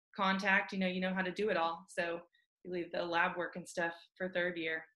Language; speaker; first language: English; native; English